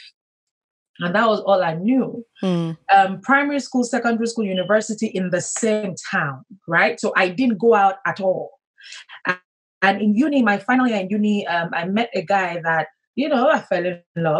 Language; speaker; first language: English; non-native, local second language; Yoruba